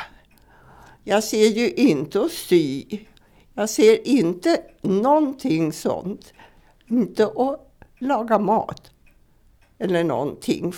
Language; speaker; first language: Swedish; native; Swedish